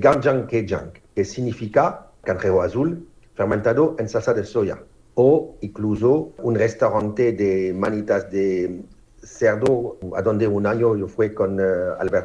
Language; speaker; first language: Spanish; non-native, fluent; French